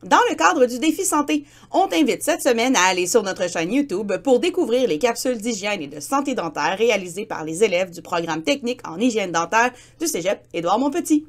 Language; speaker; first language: French; native; French